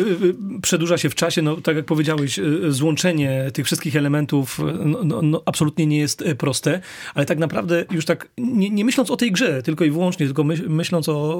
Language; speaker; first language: Polish; native; Polish